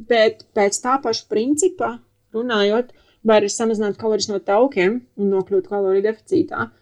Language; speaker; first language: Latvian; non-native, local second language; Russian